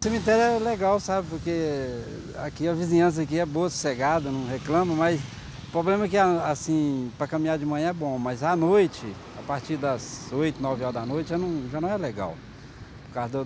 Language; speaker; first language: Portuguese; native; Portuguese